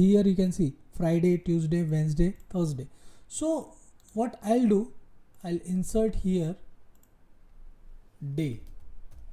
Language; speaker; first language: English; non-native, local second language; Hindi